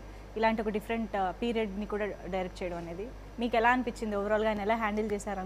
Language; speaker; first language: Telugu; native; Telugu